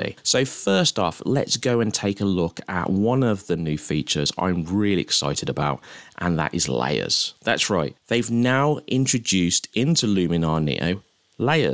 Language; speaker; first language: English; native; English